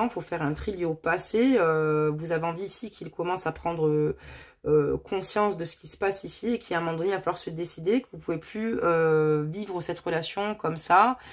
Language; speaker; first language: French; native; French